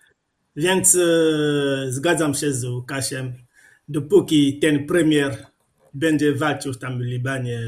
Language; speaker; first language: Polish; non-native, fluent; Lingala